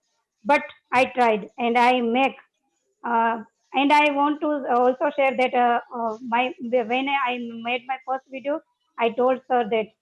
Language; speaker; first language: English; non-native, learner; Gujarati